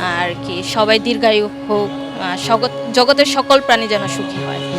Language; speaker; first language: Bangla; non-native, local second language; Marma